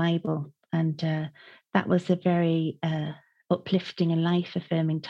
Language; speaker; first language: English; native; English